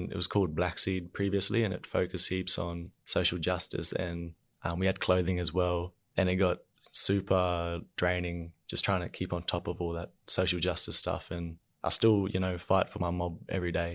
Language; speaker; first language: English; native; English